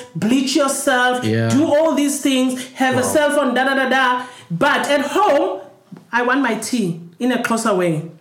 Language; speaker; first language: English; non-native, fluent; Xhosa